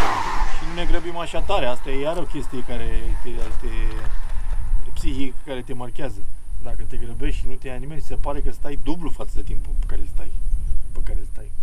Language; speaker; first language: Romanian; native; Romanian